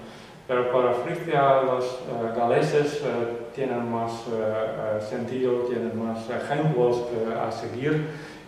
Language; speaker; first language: Spanish; non-native, fluent; Western Frisian